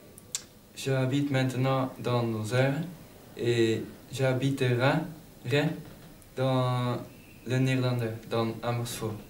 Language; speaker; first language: French; non-native, learner; Dutch